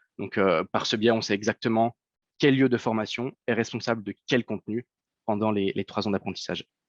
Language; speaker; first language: French; native; French